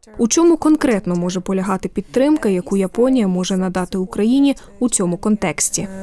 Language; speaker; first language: Ukrainian; native; Ukrainian